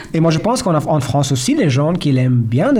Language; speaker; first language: French; non-native, learner; Persian